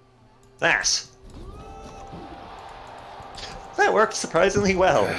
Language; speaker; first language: English; native; English